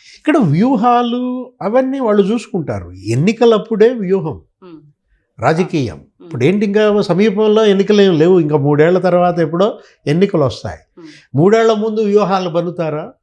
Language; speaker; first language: Telugu; native; Telugu